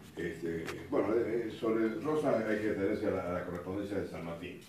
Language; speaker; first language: Spanish; native; Spanish